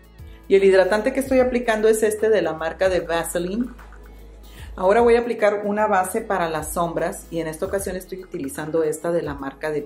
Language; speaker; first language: Spanish; native; Spanish